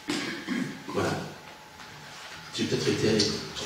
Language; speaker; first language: French; native; French